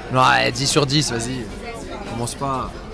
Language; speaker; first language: French; native; French